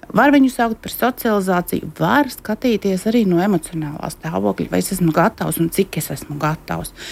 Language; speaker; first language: Latvian; native; Latvian